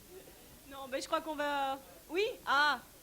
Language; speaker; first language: French; native; French